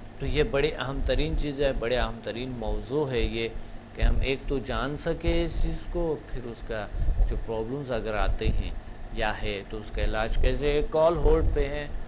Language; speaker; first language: Urdu; non-native, local second language; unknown